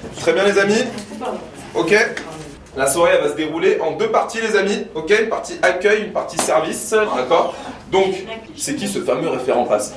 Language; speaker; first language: French; native; French